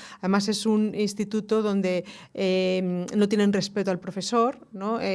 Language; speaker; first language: Spanish; native; Spanish